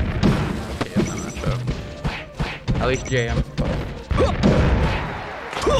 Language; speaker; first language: English; native; English